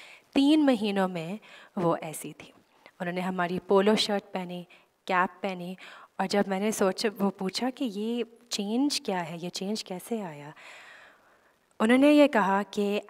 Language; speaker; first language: Urdu; native; Urdu